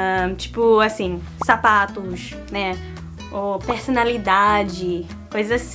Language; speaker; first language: Portuguese; non-native, fluent; English